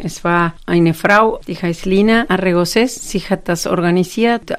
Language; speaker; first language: German; non-native, fluent; Spanish